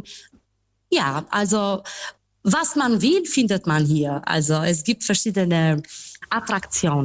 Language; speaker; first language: German; non-native, fluent; Albanian